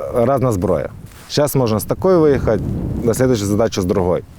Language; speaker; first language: Ukrainian; non-native, local second language; Russian